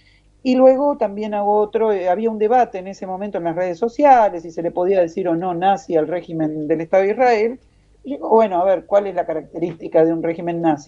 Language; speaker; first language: Spanish; native; Spanish